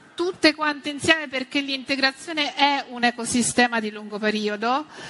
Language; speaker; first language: Italian; native; Italian